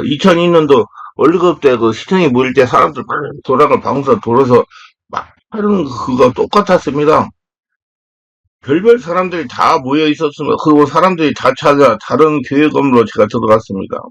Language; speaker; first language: Korean; native; Korean